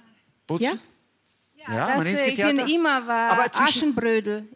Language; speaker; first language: German; non-native, fluent; Russian